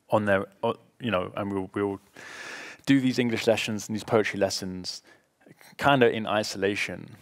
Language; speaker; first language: English; native; English